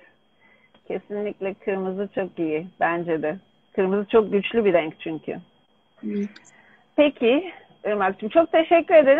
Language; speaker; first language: Turkish; native; Turkish